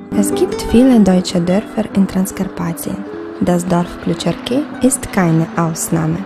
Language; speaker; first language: German; non-native, fluent; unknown